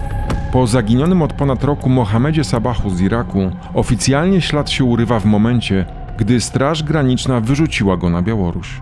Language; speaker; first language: Polish; native; Polish